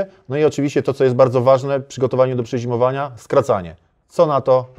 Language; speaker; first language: Polish; native; Polish